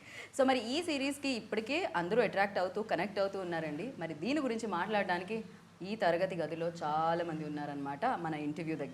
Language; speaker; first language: Telugu; native; Telugu